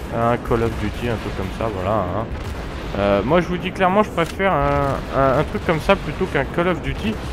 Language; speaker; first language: French; native; French